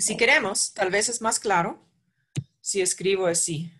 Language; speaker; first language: Spanish; non-native, fluent; English